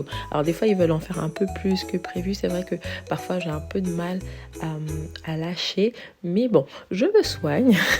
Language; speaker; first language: French; native; French